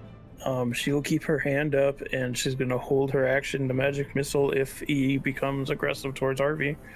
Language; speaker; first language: English; native; English